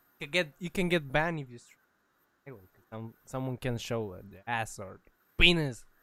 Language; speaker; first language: English; non-native, learner; Spanish